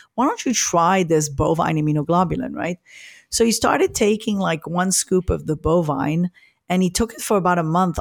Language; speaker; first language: English; early bilingual, other home language; French